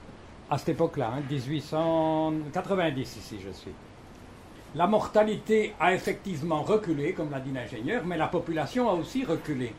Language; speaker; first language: French; native; French